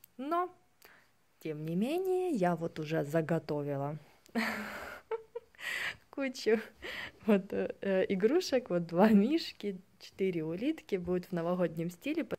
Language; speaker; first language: Russian; native; Russian